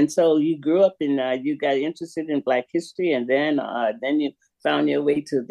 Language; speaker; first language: English; native; English